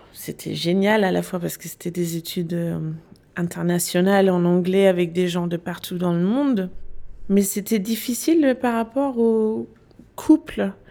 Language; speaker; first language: French; non-native, fluent; Danish